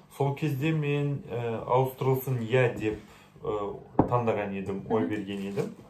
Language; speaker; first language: Kazakh; non-native, fluent; Azerbaijani